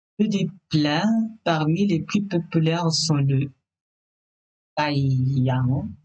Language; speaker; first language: French; non-native, fluent; Thai